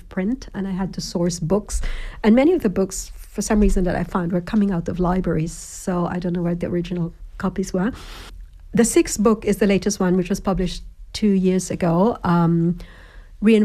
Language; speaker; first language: English; non-native, local second language; Cebuano